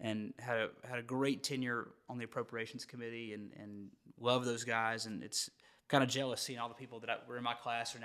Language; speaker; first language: English; native; English